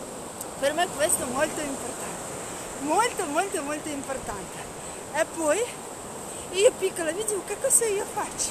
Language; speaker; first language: Italian; non-native, learner; Russian